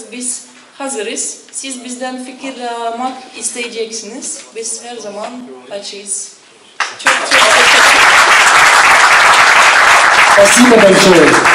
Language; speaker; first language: Turkish; non-native, learner; Russian